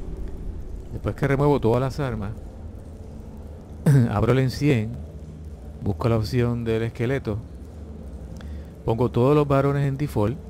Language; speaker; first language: Spanish; native; Spanish